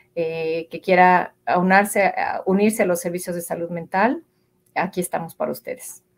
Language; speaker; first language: Spanish; native; Spanish